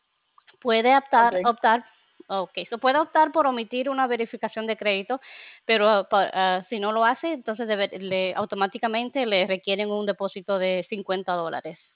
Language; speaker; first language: Spanish; early bilingual, other home language; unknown